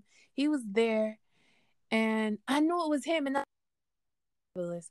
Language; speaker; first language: English; native; English